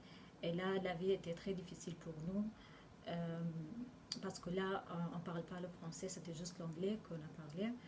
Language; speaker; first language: French; non-native, learner; Arabic